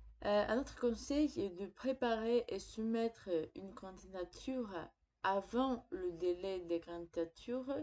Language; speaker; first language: French; non-native, fluent; Greek